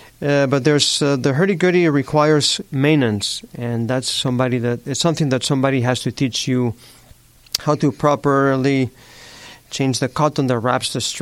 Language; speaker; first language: English; non-native, fluent; Spanish